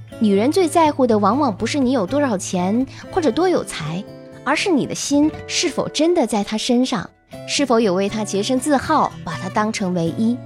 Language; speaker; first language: Chinese; native; Chinese